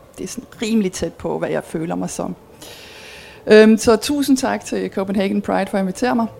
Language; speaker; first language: Danish; early bilingual, heritage; Danish